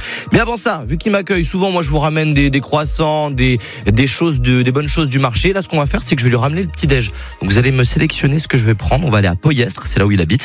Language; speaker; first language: French; native; French